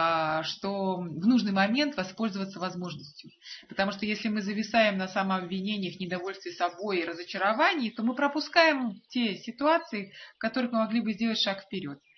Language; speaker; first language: Russian; native; Russian